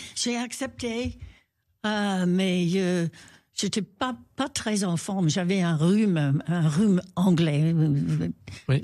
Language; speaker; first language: French; non-native, fluent; English